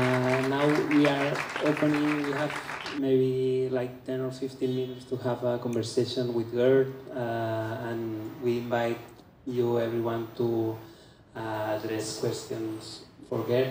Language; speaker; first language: English; non-native, fluent; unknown